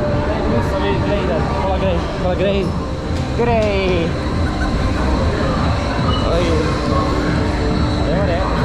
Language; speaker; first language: Swedish; native; Swedish